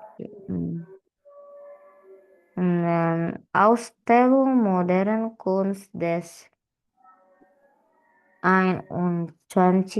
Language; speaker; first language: German; non-native, learner; Indonesian